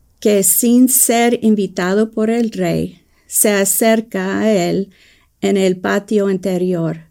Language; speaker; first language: Spanish; early bilingual, heritage; English